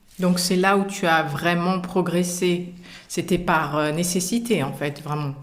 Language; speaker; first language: French; native; French